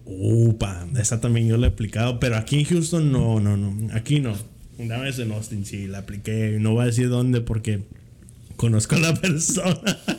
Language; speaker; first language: Spanish; early bilingual, heritage; Spanish